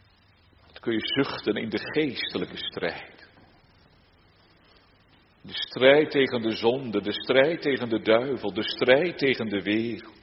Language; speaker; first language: Dutch; native; Dutch